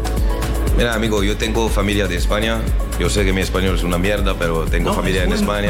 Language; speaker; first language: Spanish; non-native, learner; French